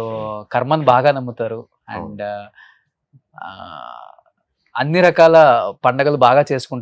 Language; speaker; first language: Telugu; native; Telugu